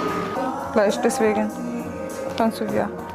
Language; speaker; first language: German; non-native, learner; Kikuyu